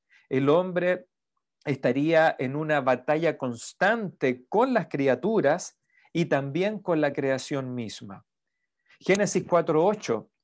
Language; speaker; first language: Spanish; native; Spanish